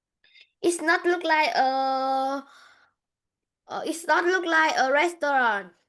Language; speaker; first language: English; non-native, learner; Vietnamese